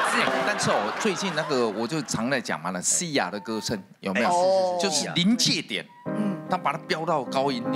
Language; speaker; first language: Chinese; native; Chinese